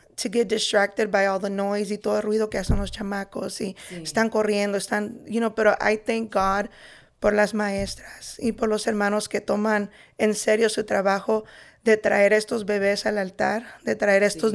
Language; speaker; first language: Spanish; early bilingual, heritage; Spanish